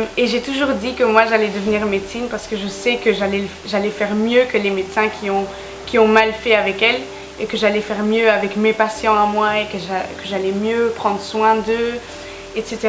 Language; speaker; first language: French; native; French